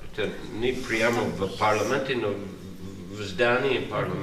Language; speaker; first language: Russian; non-native, learner; English